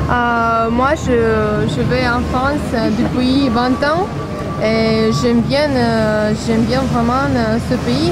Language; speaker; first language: French; non-native, fluent; Russian